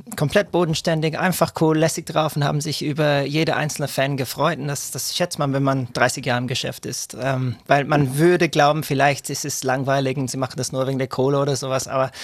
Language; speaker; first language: German; non-native, fluent; English